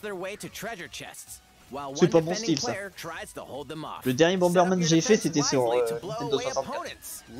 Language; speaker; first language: French; native; French